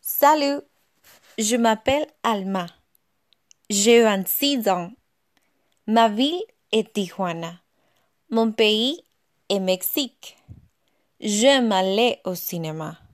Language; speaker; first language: French; non-native, learner; Spanish